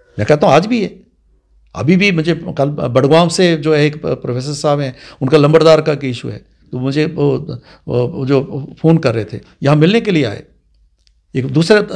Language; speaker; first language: Hindi; non-native, local second language; Dogri